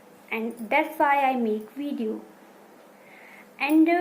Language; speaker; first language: English; non-native, learner; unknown